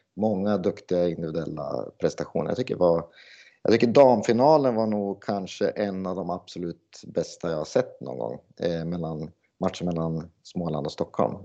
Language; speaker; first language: Swedish; native; Swedish